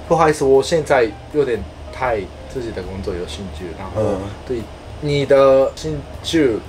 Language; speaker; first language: Chinese; non-native, fluent; Japanese